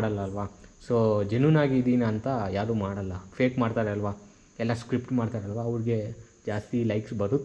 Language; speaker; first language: Kannada; non-native, local second language; Telugu